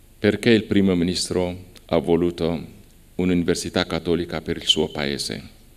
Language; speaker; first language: Italian; non-native, fluent; Amharic